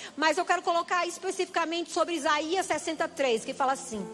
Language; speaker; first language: Portuguese; native; Portuguese